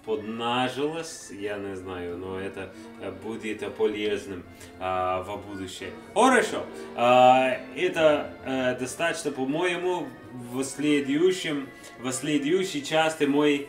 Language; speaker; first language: Russian; non-native, learner; English